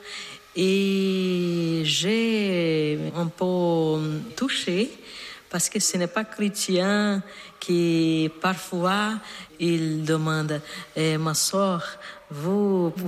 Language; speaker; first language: French; non-native, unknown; Portuguese